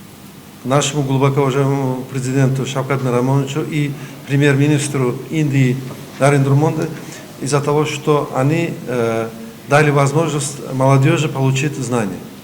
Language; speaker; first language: Russian; non-native, local second language; Uzbek